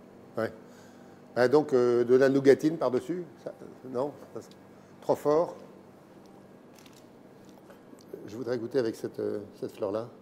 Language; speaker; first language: French; native; French